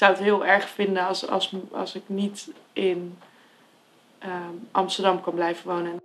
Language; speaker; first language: Dutch; native; Dutch